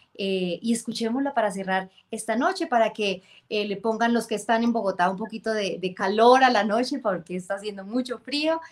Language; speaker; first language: Spanish; native; Spanish